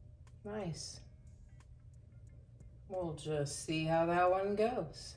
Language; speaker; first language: English; native; English